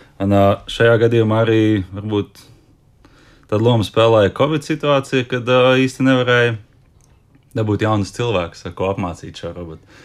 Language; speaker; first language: Latvian; native; Latvian